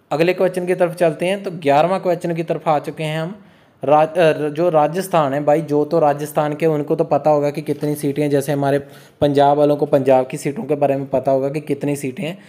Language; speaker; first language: Hindi; native; Hindi